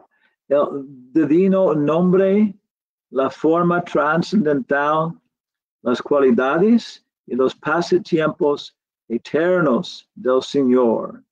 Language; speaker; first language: Spanish; non-native, learner; English